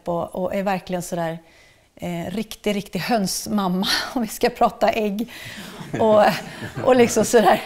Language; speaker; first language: Swedish; native; Swedish